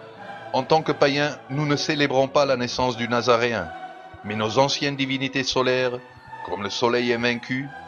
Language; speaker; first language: French; native; French